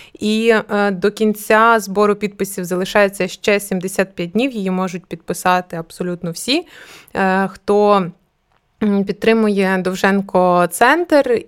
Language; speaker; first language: Ukrainian; native; Ukrainian